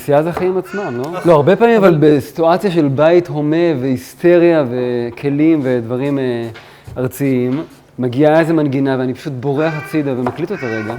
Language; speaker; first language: Hebrew; native; Hebrew